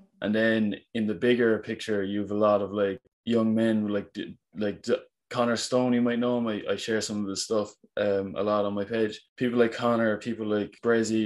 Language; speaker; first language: English; native; English